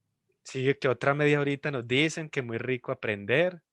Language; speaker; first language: Spanish; native; Spanish